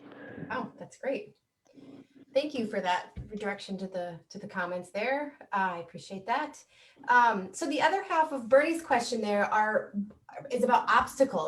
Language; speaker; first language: English; native; English